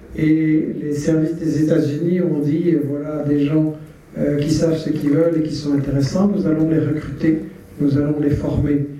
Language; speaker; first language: French; native; French